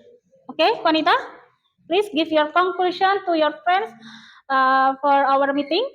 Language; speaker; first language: English; non-native, learner; Indonesian